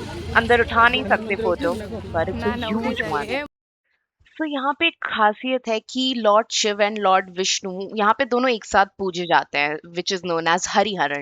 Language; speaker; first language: Hindi; early bilingual, heritage; Odia